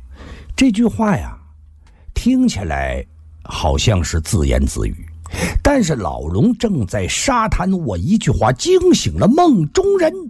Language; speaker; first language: Chinese; native; Chinese